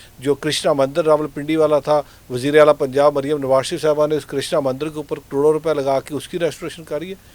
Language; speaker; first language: Urdu; non-native, local second language; Punjabi